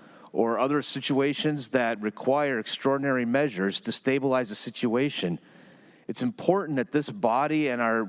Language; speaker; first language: English; native; English